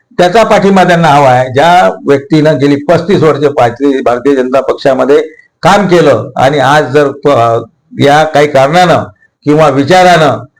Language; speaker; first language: Marathi; native; Marathi